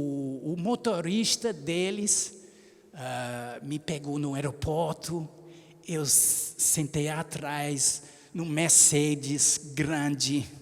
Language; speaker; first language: Portuguese; non-native, fluent; English